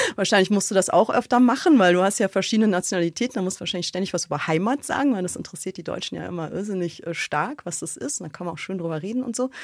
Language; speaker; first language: German; early bilingual, other home language; Russian